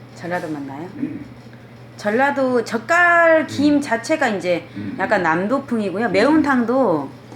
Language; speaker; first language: Korean; native; Korean